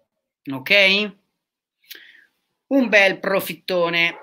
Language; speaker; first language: Italian; native; Italian